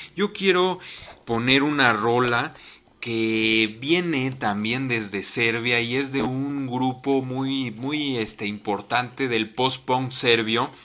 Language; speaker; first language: Spanish; native; Spanish